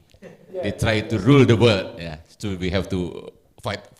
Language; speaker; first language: English; non-native, fluent; Indonesian